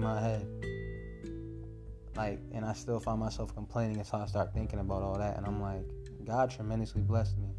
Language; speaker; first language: English; native; English